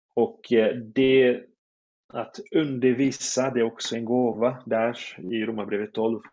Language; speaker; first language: Swedish; non-native, fluent; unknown